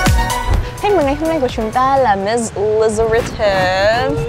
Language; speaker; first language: Vietnamese; native; Vietnamese